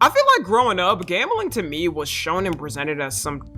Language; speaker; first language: English; native; English